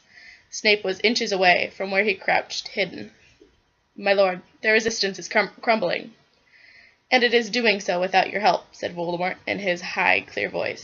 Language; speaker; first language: English; native; English